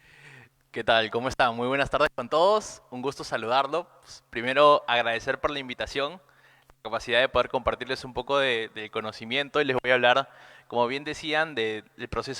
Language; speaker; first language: Spanish; native; Spanish